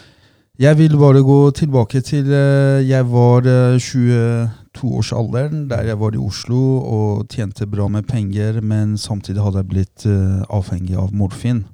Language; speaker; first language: Norwegian; non-native, fluent; Persian